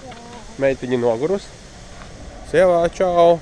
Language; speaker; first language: Latvian; native; Latvian